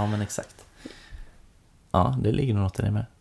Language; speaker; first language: Swedish; native; Swedish